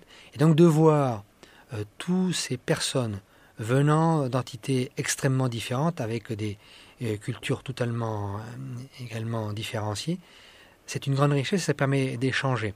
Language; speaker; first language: French; native; French